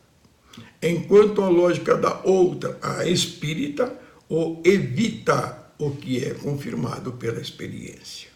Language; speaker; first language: Portuguese; native; Portuguese